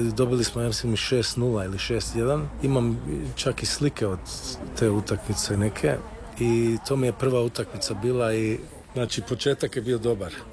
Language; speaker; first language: Croatian; early bilingual, heritage; Croatian